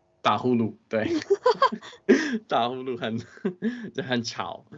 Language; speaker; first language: Chinese; non-native, fluent; English